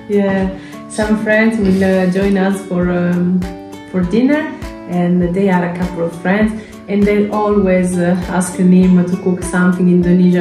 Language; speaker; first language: English; non-native, fluent; Italian